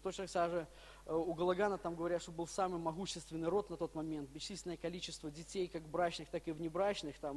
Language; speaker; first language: Russian; native; Russian